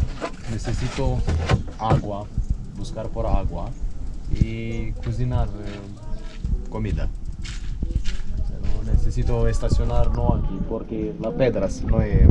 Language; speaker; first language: Spanish; non-native, learner; Romanian